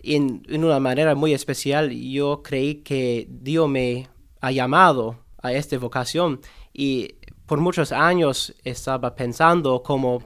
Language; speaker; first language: Spanish; non-native, learner; English